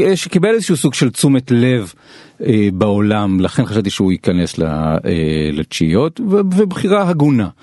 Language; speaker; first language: Hebrew; native; Hebrew